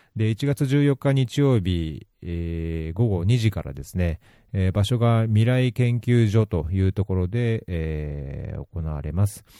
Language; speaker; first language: Japanese; native; Japanese